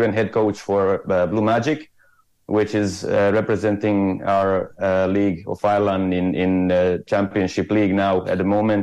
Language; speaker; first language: English; non-native, fluent; Croatian